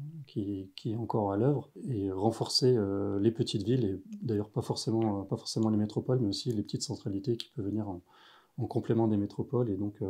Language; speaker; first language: French; native; French